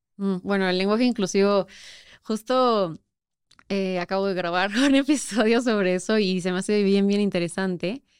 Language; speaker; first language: Spanish; native; Spanish